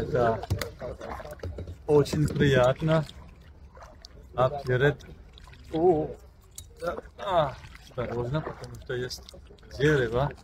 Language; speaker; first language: Russian; non-native, learner; French